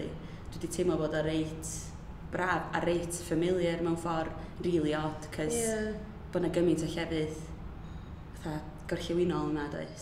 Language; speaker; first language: Welsh; native; Welsh